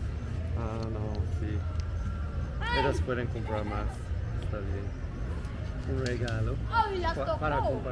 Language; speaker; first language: Spanish; non-native, learner; English